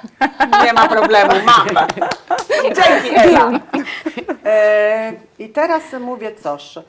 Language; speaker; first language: Polish; non-native, learner; Italian